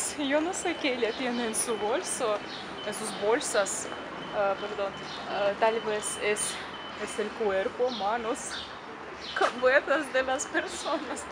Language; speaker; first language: Spanish; non-native, fluent; Russian